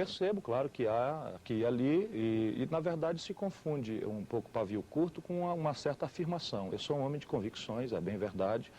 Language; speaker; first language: Portuguese; native; Portuguese